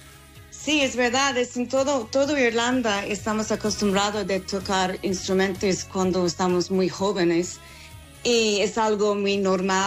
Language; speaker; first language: Spanish; non-native, fluent; English